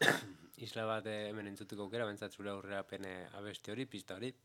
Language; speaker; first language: Basque; native; Basque